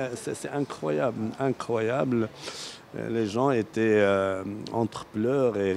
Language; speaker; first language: French; non-native, local second language; Arabic